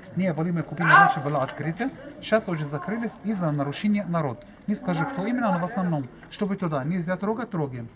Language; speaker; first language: Russian; non-native, learner; Arabic